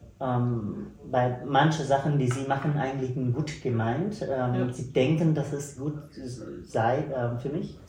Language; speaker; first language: German; non-native, fluent; Vietnamese